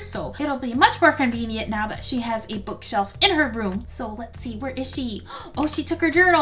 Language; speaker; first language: English; native; English